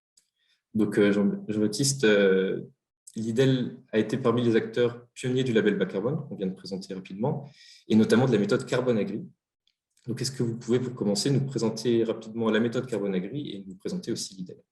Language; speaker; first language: French; native; French